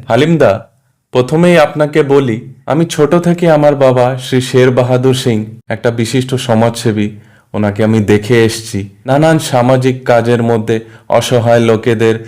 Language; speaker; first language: Bangla; early bilingual, heritage; Bangla